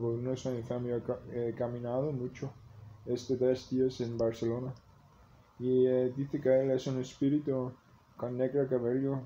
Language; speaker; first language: Spanish; non-native, learner; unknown